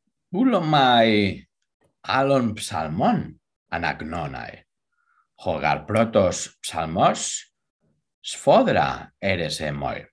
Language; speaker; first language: Greek; non-native, fluent; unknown